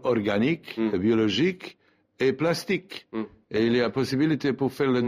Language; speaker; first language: French; non-native, learner; Serbian